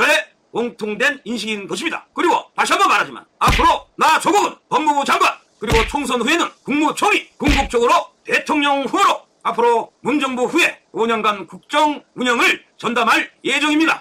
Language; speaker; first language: Korean; native; Korean